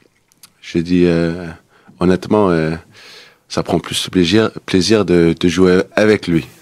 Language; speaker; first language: French; non-native, fluent; Danish